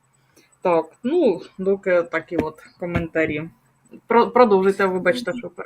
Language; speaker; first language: Ukrainian; native; Ukrainian